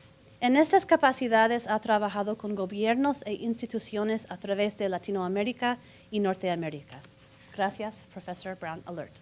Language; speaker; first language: Spanish; non-native, fluent; English